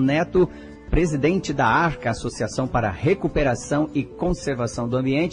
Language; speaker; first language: Portuguese; native; Portuguese